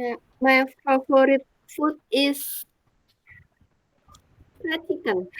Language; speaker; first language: English; non-native, learner; Indonesian